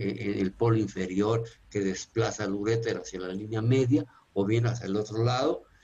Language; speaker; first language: Spanish; native; Spanish